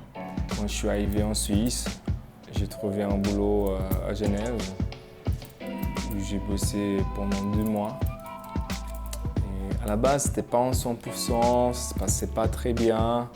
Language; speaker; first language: French; non-native, fluent; Portuguese